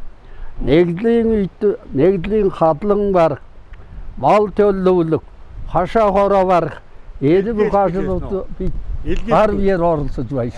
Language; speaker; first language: Mongolian; non-native, local second language; Kazakh